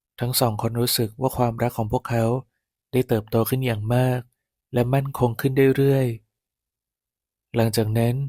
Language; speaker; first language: Thai; native; Thai